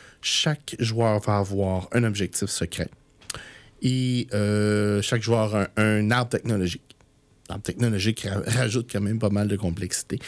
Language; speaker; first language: French; native; French